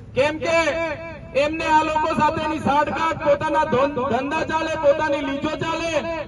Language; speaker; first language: Gujarati; non-native, local second language; Vasavi